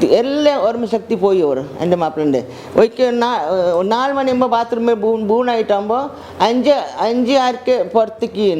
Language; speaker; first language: Malayalam; non-native, learner; Hindi